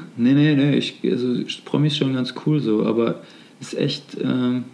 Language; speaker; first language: German; native; German